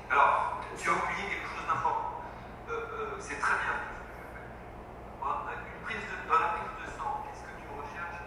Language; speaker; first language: French; native; French